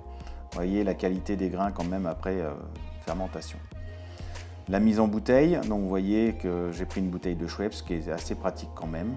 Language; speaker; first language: French; native; French